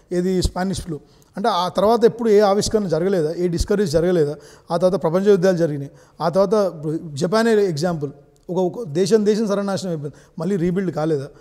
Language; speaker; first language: Telugu; native; Telugu